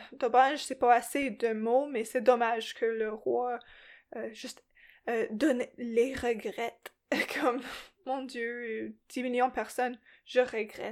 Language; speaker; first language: French; non-native, local second language; English